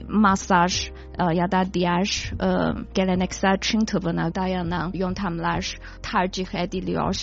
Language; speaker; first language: Turkish; non-native, fluent; Chinese